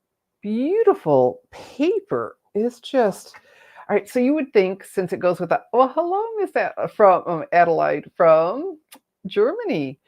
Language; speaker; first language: English; native; English